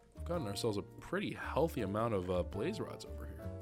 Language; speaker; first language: English; native; English